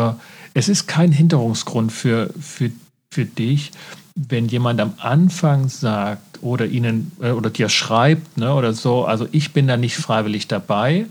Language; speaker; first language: German; native; German